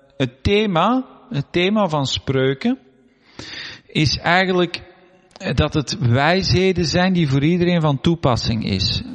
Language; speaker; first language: Dutch; native; Dutch